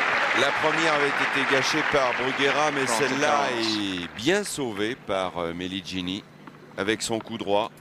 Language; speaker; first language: French; native; French